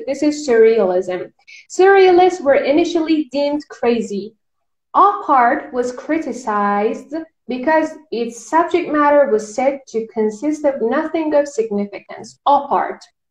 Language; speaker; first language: English; non-native, fluent; Persian